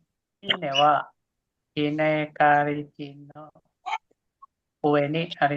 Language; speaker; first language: Japanese; non-native, learner; Indonesian